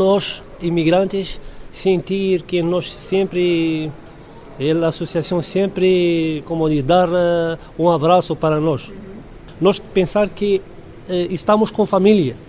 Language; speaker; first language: Portuguese; non-native, learner; Arabic